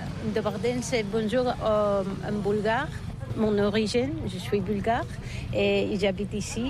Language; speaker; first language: French; non-native, learner; Bulgarian